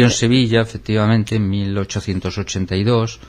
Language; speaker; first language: Spanish; native; Spanish